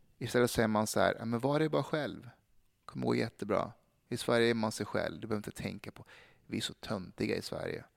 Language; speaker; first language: Swedish; early bilingual, other home language; Persian